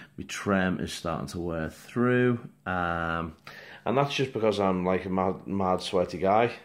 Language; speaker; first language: English; native; English